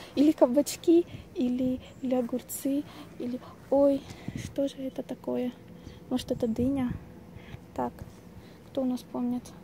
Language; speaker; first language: Russian; native; Russian